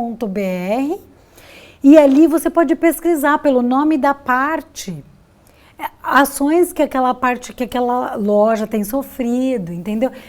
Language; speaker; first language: Portuguese; native; Portuguese